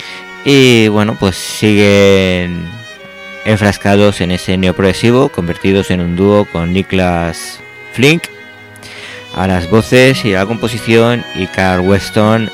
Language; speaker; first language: Spanish; native; Spanish